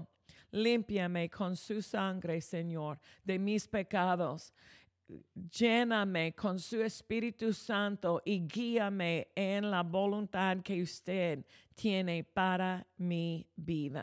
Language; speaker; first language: Spanish; non-native, fluent; English